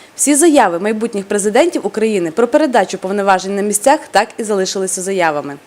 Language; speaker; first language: Ukrainian; native; Ukrainian